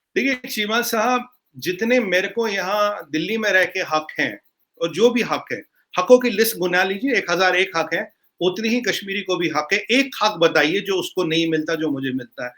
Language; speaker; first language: Hindi; non-native, local second language; Kashmiri